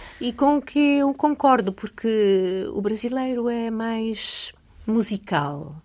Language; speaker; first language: Portuguese; early bilingual, other home language; Polish